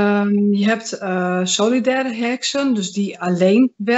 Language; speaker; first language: Dutch; native; Dutch